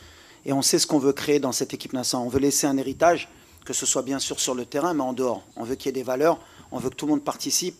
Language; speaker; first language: French; native; French